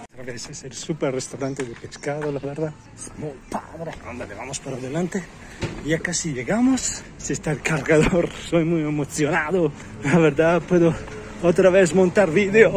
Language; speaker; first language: Spanish; non-native, learner; Italian